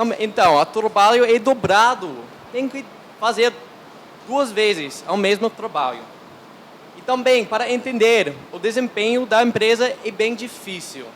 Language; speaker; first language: Portuguese; non-native, learner; English